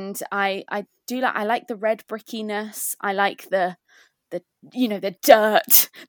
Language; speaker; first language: English; native; English